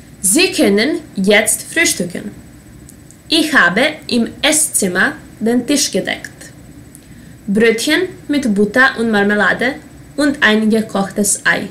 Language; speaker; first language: German; non-native, fluent; Serbian